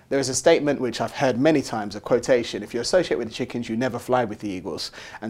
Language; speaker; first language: English; native; English